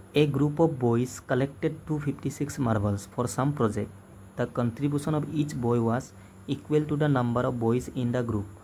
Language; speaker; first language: English; non-native, local second language; Assamese